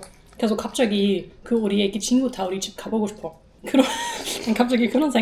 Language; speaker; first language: Korean; non-native, learner; German